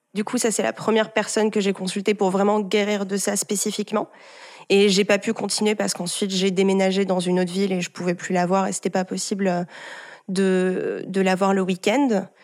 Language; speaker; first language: French; early bilingual, heritage; French